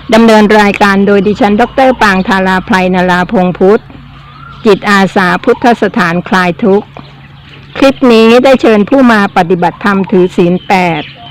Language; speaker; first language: Thai; native; Thai